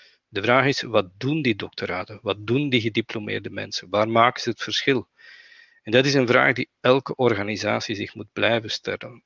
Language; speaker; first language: Dutch; native; Dutch